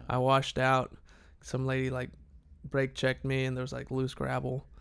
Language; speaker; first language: English; non-native, fluent; Spanish